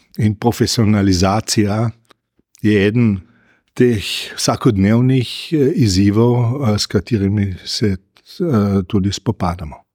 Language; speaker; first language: Slovenian; native; Slovenian